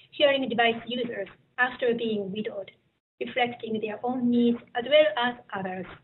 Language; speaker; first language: English; non-native, fluent; Japanese